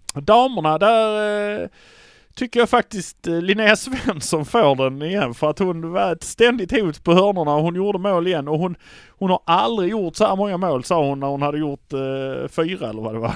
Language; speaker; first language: Swedish; native; Swedish